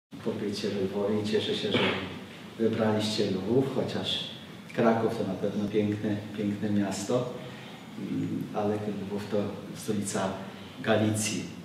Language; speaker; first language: Polish; native; Polish